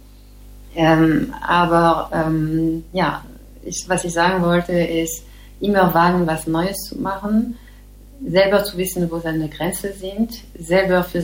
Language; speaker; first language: German; non-native, fluent; French